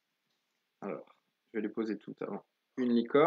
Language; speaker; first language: French; native; French